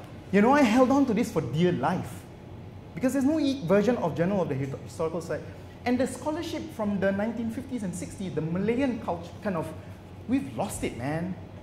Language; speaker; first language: English; non-native, local second language; Malay